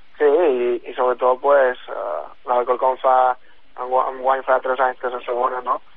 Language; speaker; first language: Catalan; native; Catalan